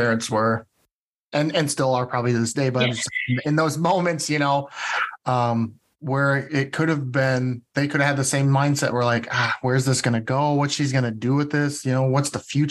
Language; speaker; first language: English; native; English